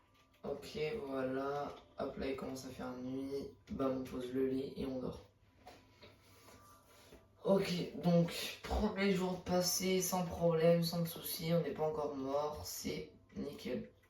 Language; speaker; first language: French; native; French